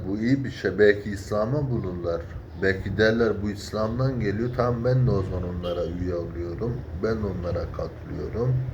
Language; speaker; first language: Turkish; early bilingual, heritage; Turkish